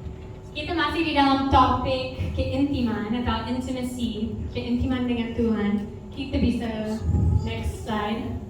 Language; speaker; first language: Indonesian; non-native, fluent; English